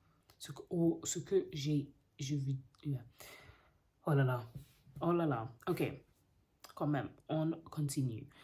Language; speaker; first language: French; non-native, learner; English